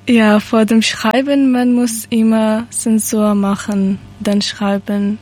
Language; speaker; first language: German; non-native, learner; Persian